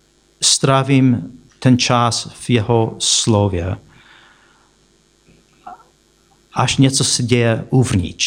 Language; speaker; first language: Czech; non-native, fluent; English